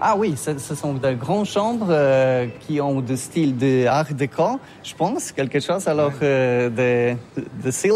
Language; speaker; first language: French; non-native, learner; Polish